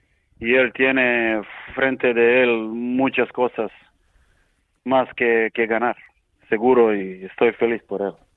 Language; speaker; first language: Spanish; non-native, learner; Serbian